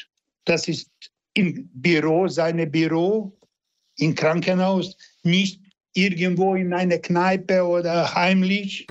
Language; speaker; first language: German; non-native, learner; Serbian